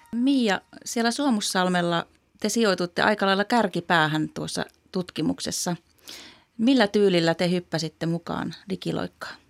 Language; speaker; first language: Finnish; native; Finnish